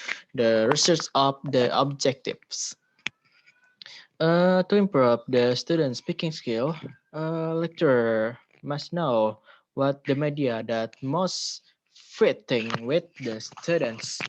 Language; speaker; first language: English; non-native, learner; Indonesian